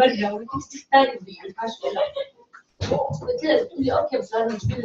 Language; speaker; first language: Arabic; native; Arabic